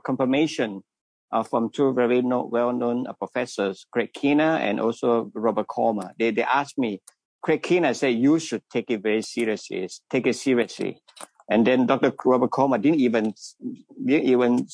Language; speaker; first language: English; non-native, local second language; Min Nan Chinese